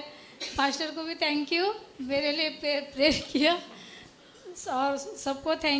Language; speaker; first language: Hindi; non-native, local second language; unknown